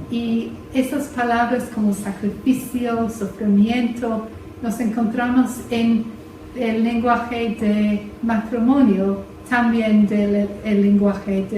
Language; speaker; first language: Spanish; non-native, fluent; English